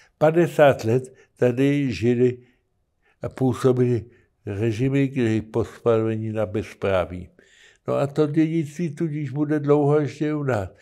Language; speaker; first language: Czech; native; Czech